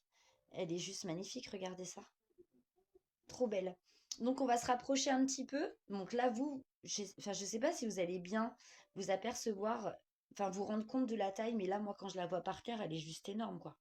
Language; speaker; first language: French; native; French